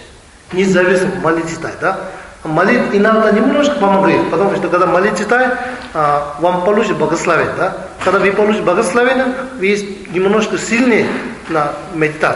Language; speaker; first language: Russian; non-native, learner; Tibetan